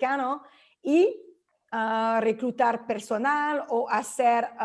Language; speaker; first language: Spanish; non-native, fluent; French